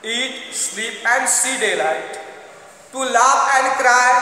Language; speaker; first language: English; non-native, local second language; Marathi